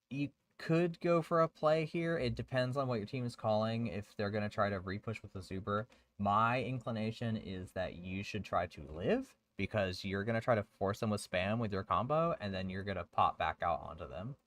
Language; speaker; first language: English; native; English